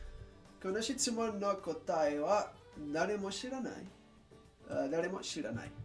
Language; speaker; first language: Japanese; non-native, learner; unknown